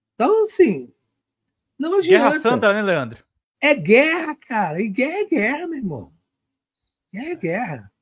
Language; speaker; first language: Portuguese; native; Portuguese